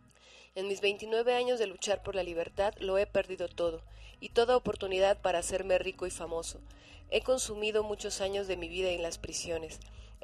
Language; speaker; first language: Spanish; native; Spanish